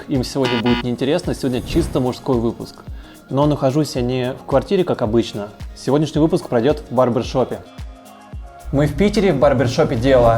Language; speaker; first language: Russian; native; Russian